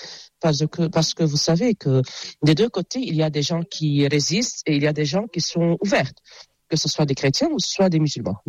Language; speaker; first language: French; non-native, local second language; Arabic